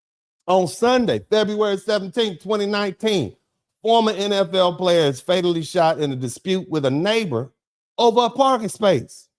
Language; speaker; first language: English; native; English